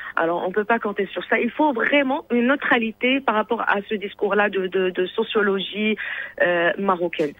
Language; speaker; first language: French; non-native, local second language; Arabic